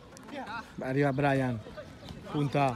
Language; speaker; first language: Italian; native; Italian